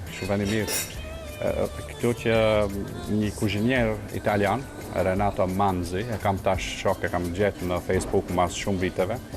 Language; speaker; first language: Albanian; native; Albanian